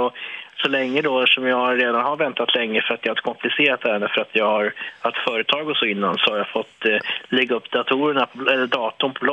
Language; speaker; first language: Swedish; native; Swedish